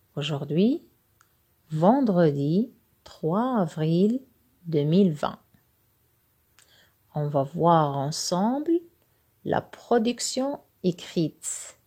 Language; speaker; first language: French; non-native, local second language; Arabic